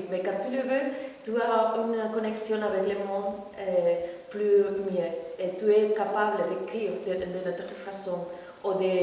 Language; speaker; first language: French; non-native, fluent; Spanish